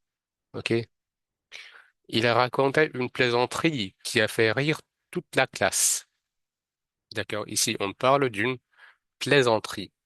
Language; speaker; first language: French; non-native, fluent; Arabic